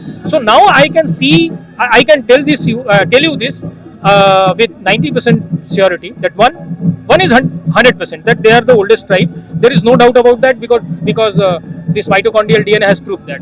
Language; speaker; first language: English; non-native, local second language; Hindi